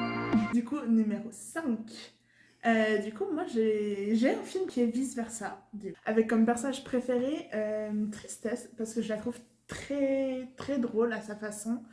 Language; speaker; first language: French; native; French